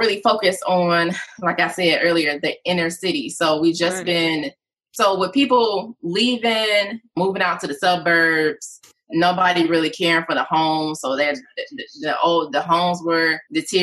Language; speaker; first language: English; native; English